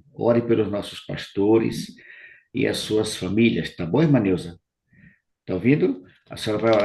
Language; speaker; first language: Portuguese; native; Portuguese